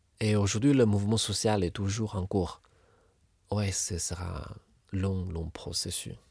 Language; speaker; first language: French; non-native, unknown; Chinese